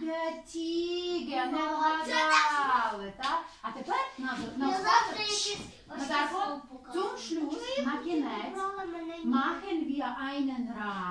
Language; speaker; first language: German; non-native, fluent; Ukrainian